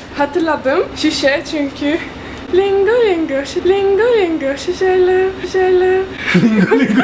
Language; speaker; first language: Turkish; non-native, learner; French